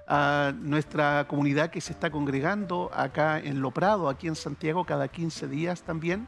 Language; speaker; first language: Spanish; native; Spanish